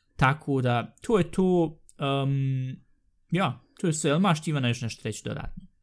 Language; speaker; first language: Bosnian; early bilingual, heritage; Bosnian